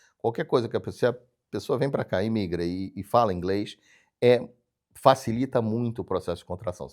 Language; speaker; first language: Portuguese; native; Portuguese